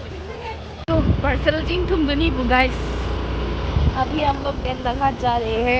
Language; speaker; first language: Hindi; non-native, local second language; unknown